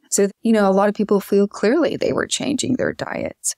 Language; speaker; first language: English; native; English